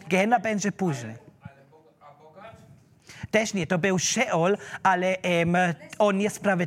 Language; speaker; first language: Polish; non-native, learner; German